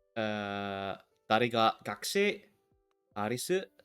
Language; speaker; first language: Japanese; non-native, learner; English